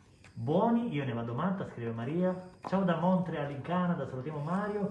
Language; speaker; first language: Italian; native; Italian